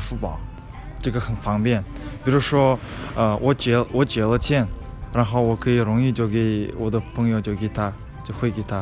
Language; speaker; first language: Chinese; non-native, learner; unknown